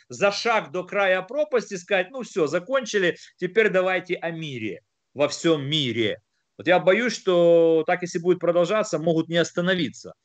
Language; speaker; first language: Russian; native; Russian